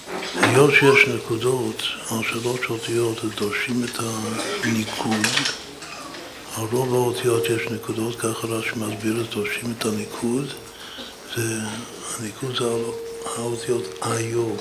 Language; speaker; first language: Hebrew; non-native, fluent; English